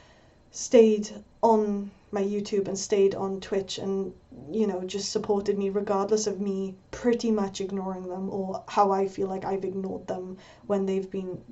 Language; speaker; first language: English; native; English